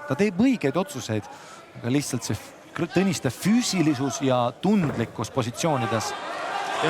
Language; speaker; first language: Estonian; native; Estonian